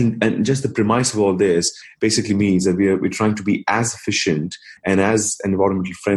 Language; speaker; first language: English; non-native, local second language; Hindi